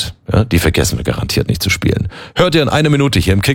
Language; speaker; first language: German; native; German